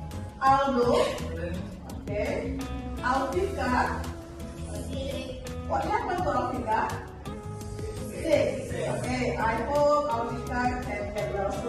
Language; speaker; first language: English; non-native, fluent; Indonesian